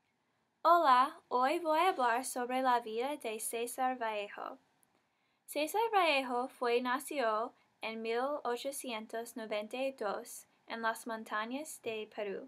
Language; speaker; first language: Spanish; non-native, learner; English